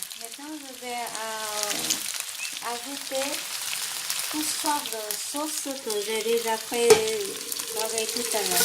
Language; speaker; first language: French; non-native, learner; Vietnamese